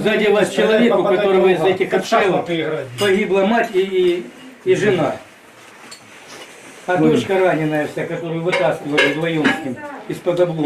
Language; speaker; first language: Russian; native; Russian